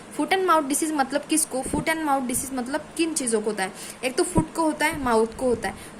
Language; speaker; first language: Hindi; non-native, local second language; Marathi